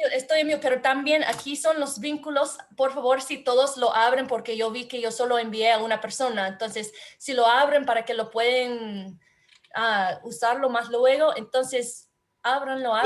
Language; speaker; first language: Spanish; non-native, learner; English